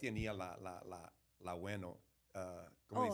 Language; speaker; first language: Spanish; early bilingual, heritage; English